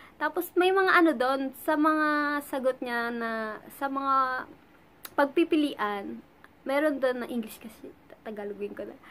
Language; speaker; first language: Filipino; native; Filipino